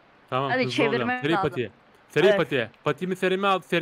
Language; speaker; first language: Turkish; native; Turkish